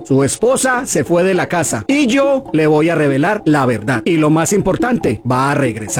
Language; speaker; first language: Spanish; native; Spanish